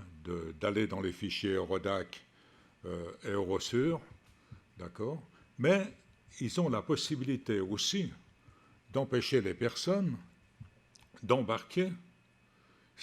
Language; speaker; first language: French; native; French